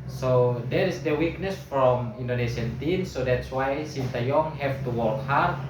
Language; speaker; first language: English; non-native, learner; Indonesian